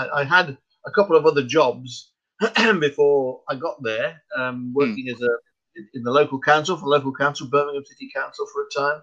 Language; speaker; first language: English; native; English